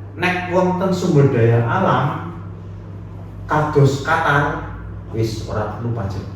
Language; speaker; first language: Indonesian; non-native, local second language; Javanese